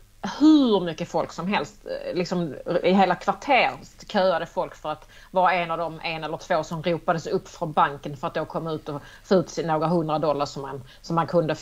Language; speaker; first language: Swedish; native; Swedish